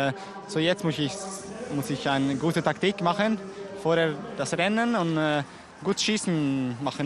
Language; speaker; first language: German; non-native, learner; Norwegian